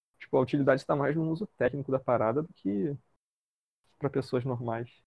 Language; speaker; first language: Portuguese; native; Portuguese